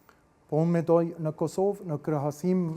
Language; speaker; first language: Albanian; non-native, fluent; German